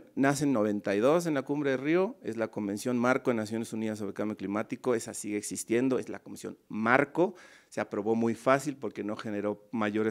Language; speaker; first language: Spanish; native; Spanish